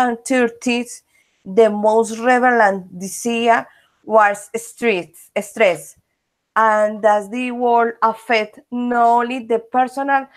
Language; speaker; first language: English; non-native, learner; Spanish